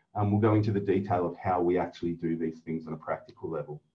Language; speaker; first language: English; native; English